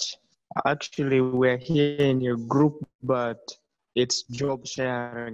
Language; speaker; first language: English; non-native, learner; Portuguese